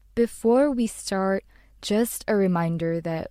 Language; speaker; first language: English; non-native, local second language; Chinese